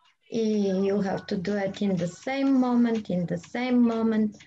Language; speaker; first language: English; non-native, learner; Bulgarian